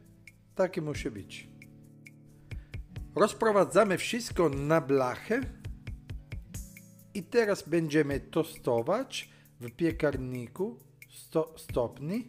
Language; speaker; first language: Polish; non-native, learner; Italian